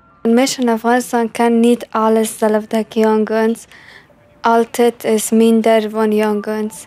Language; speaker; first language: Dutch; non-native, learner; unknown